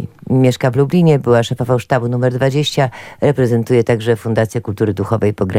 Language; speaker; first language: Polish; native; Polish